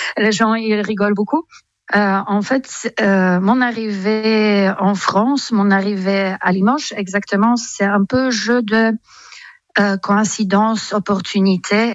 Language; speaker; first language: French; non-native, fluent; Polish